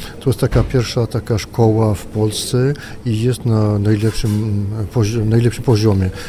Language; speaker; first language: Polish; non-native, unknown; French